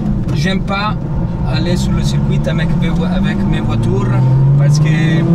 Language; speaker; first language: French; non-native, learner; Italian